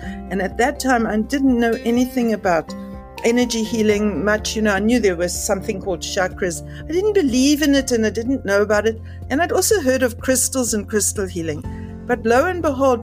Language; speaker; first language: English; native; English